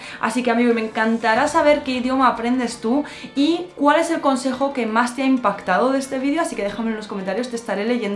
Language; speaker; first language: Spanish; native; Spanish